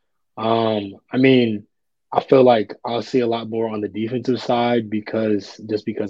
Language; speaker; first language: English; native; English